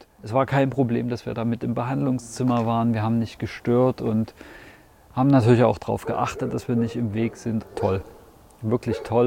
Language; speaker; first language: German; native; German